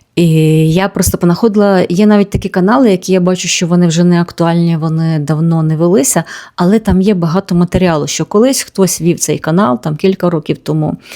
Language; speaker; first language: Ukrainian; native; Ukrainian